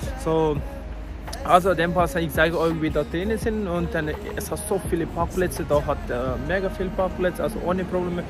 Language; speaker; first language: German; non-native, learner; Tibetan